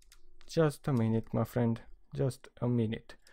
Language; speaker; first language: English; non-native, learner; Romanian